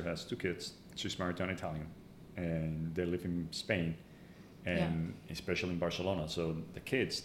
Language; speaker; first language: English; non-native, fluent; Spanish